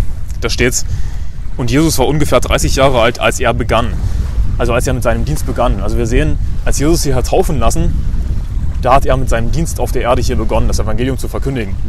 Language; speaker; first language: German; native; German